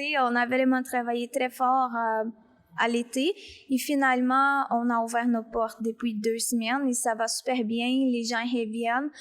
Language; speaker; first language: French; non-native, fluent; Portuguese